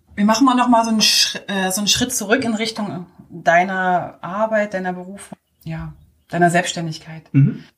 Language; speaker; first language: German; native; German